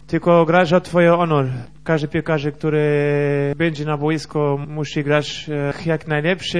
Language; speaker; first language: Polish; non-native, learner; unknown